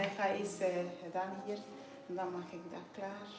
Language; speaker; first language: Dutch; non-native, learner; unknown